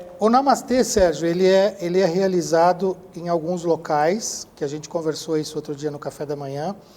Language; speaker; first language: Portuguese; native; Portuguese